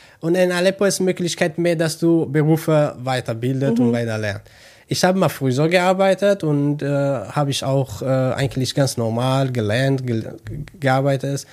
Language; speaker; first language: German; non-native, learner; Kurdish